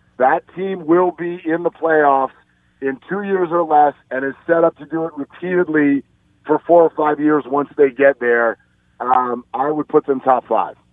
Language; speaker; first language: English; native; English